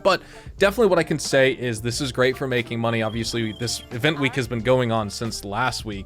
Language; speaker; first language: English; native; English